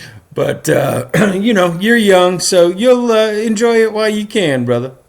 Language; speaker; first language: English; native; English